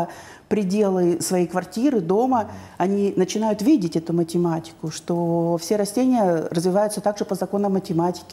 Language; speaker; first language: Russian; native; Russian